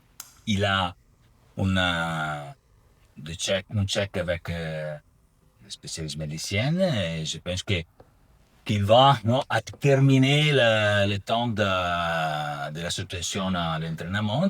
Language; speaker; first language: French; non-native, learner; Italian